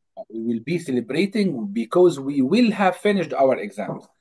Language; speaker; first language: English; non-native, fluent; Arabic